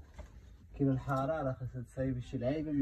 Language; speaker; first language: Arabic; native; Arabic